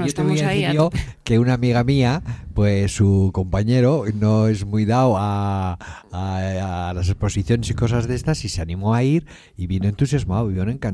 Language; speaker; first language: Spanish; native; Spanish